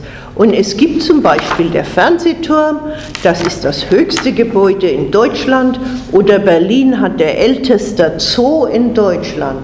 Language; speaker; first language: German; non-native, fluent; English